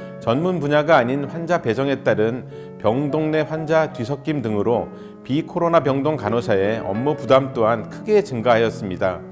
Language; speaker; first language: Korean; native; Korean